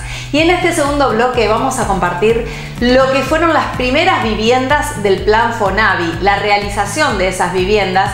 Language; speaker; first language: Spanish; native; Spanish